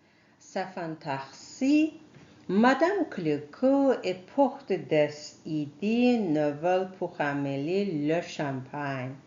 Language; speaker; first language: French; non-native, learner; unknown